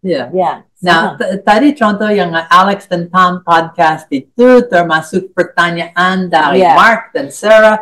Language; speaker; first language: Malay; non-native, fluent; English